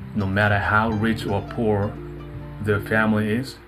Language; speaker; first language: English; non-native, fluent; Japanese